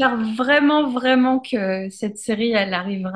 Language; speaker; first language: French; native; French